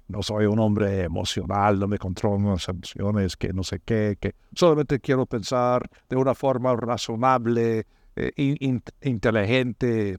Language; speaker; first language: Spanish; non-native, fluent; English